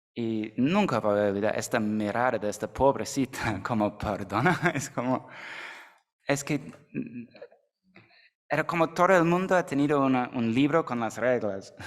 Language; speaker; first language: Spanish; non-native, fluent; English